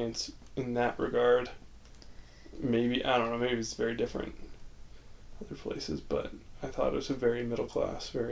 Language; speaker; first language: English; native; English